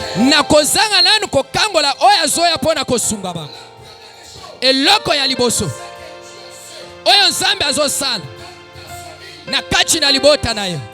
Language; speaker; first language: Lingala; native; Lingala